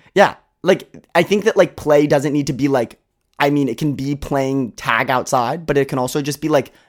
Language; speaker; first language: English; native; English